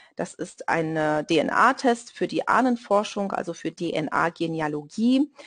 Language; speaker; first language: German; non-native, fluent; Portuguese